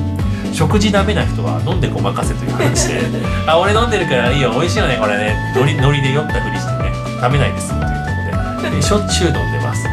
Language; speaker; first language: Japanese; native; Japanese